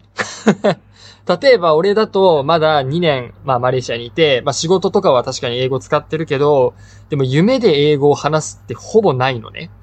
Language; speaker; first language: Japanese; native; Japanese